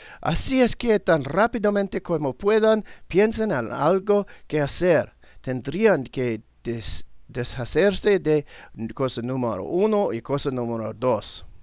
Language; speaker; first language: Spanish; non-native, learner; English